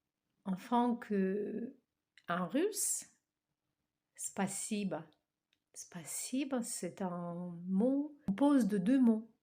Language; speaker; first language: French; non-native, fluent; Russian